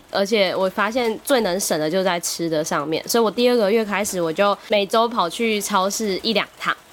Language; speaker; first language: Chinese; native; Chinese